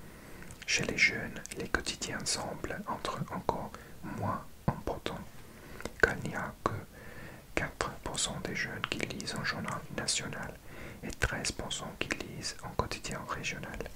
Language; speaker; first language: French; non-native, learner; English